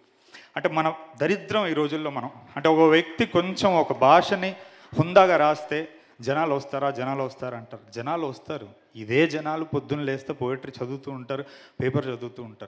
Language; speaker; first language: Telugu; native; Telugu